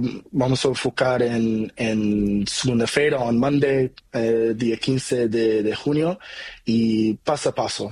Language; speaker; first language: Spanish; non-native, learner; Portuguese